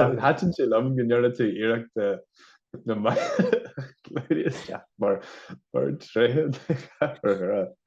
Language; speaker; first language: Irish; non-native, local second language; English